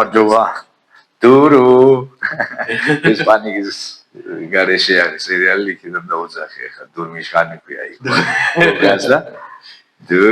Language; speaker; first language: Georgian; native; Georgian